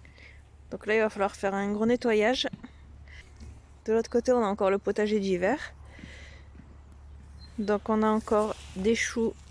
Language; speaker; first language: French; native; French